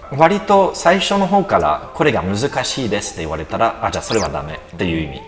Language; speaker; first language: Japanese; non-native, fluent; French